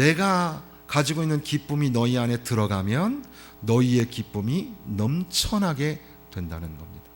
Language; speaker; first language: Korean; native; Korean